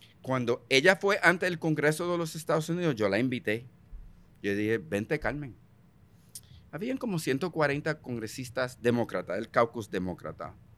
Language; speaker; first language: Spanish; early bilingual, heritage; Spanish